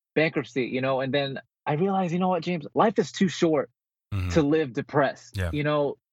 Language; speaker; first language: English; native; English